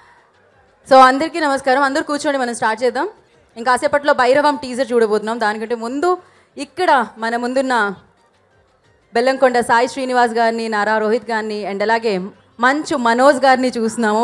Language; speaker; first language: Telugu; native; Telugu